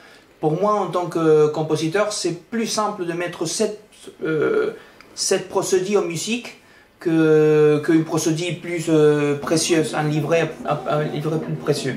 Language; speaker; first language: French; non-native, fluent; Spanish